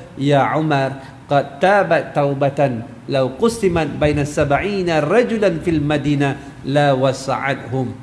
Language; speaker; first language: Malay; native; Malay